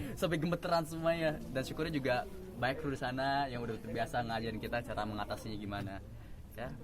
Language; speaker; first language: Indonesian; native; Indonesian